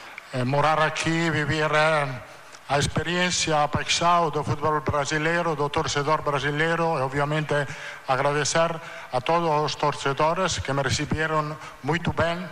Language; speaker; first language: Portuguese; non-native, learner; Italian